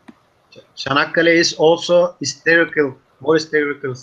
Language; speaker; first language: English; non-native, learner; Turkish